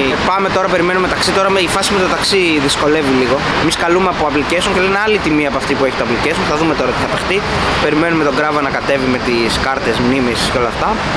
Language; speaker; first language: Greek; native; Greek